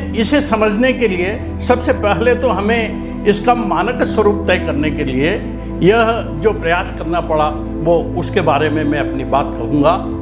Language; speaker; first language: Hindi; native; Hindi